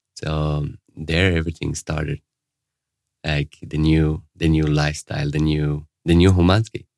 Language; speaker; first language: English; non-native, fluent; Arabic